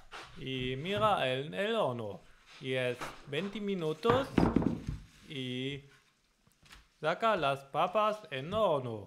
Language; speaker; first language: Spanish; non-native, learner; German